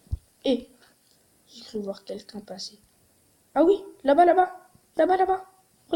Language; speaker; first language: French; native; French